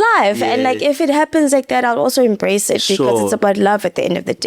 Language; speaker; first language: English; non-native, local second language; Zulu